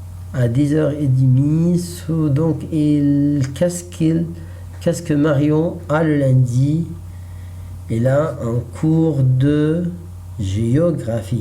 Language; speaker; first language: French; non-native, learner; Arabic